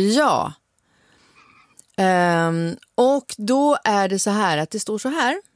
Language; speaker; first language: Swedish; native; Swedish